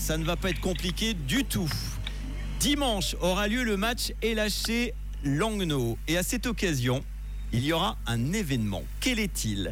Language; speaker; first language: French; native; French